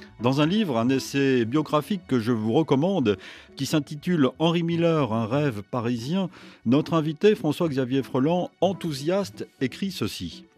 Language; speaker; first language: French; native; French